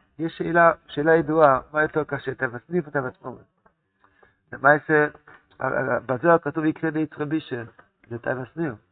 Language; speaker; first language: Hebrew; non-native, fluent; Yiddish